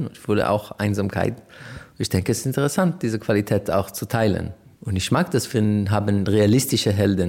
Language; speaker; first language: German; non-native, fluent; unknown